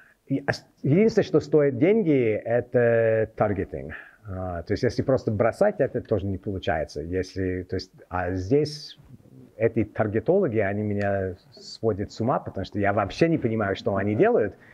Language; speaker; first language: Russian; non-native, fluent; English